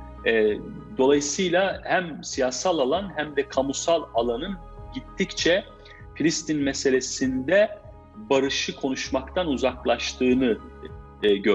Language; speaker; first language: Turkish; native; Turkish